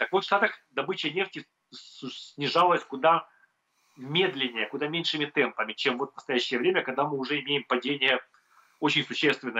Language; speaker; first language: Russian; native; Russian